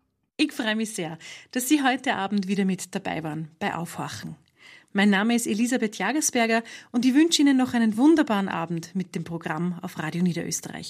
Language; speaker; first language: German; native; German